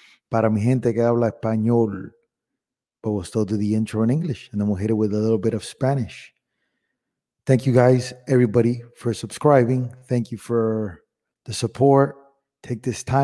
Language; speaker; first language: English; early bilingual, other home language; Spanish